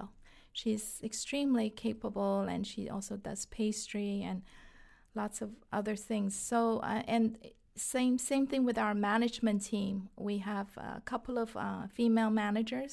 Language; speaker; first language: English; non-native, fluent; Chinese